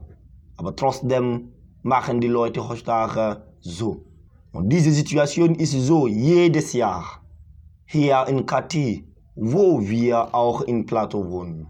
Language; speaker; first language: German; non-native, fluent; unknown